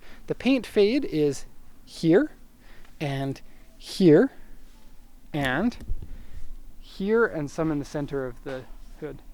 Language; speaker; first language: English; native; English